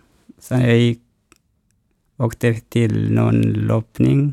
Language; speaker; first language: Swedish; non-native, learner; Oromo